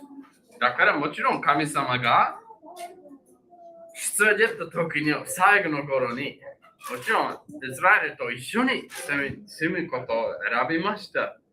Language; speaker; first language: Japanese; non-native, fluent; English